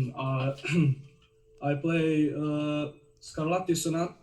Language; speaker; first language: English; non-native, learner; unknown